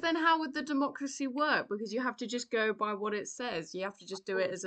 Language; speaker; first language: English; native; English